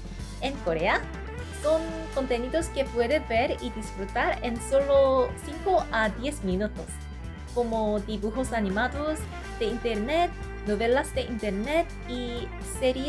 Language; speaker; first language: Spanish; non-native, fluent; Korean